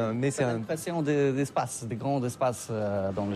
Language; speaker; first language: French; non-native, learner; Polish